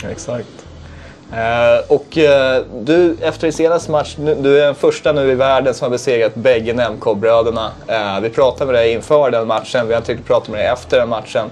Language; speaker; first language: Swedish; native; Swedish